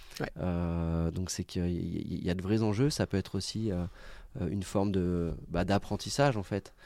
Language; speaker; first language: French; native; French